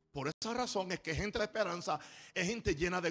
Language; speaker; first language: Spanish; native; Spanish